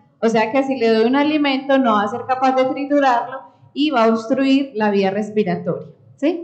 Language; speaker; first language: Spanish; native; Spanish